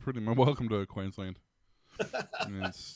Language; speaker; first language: English; native; English